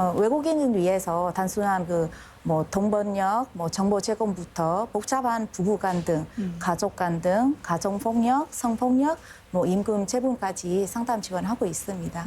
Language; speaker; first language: Korean; non-native, fluent; Vietnamese